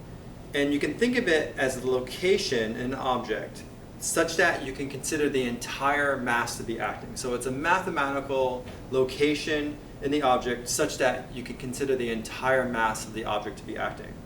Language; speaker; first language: English; native; English